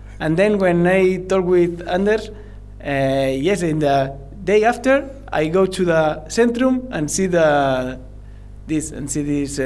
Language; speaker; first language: English; non-native, learner; Spanish